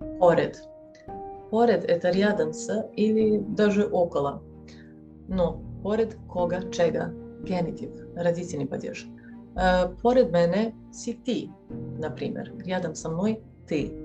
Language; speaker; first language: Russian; non-native, fluent; Serbian